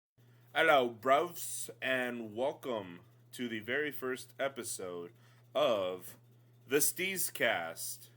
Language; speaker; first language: English; native; English